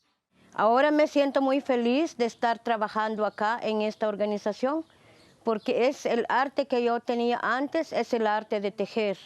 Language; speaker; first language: Spanish; non-native, local second language; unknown